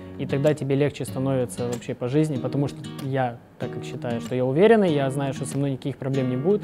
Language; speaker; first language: Russian; native; Russian